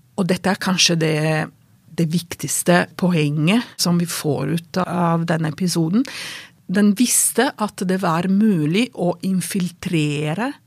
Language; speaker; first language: Norwegian; non-native, fluent; Italian